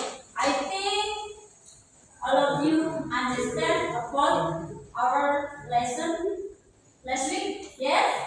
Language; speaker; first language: English; non-native, learner; Indonesian